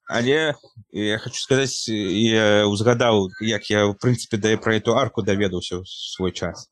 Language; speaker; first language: Belarusian; native; Belarusian